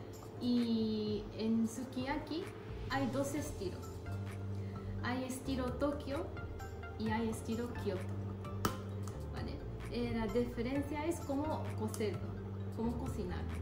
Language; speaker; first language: Spanish; non-native, fluent; Japanese